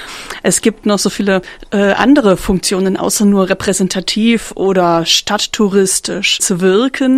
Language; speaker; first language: German; native; German